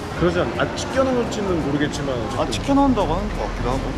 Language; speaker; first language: Korean; native; Korean